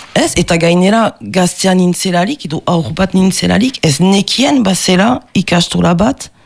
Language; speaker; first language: Basque; non-native, local second language; French